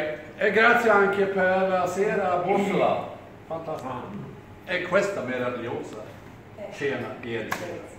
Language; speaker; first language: Italian; non-native, learner; Swedish